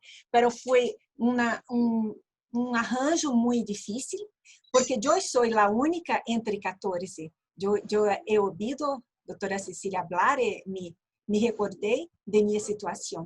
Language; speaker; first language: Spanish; non-native, learner; Portuguese